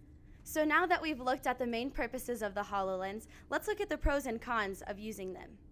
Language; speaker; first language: English; native; English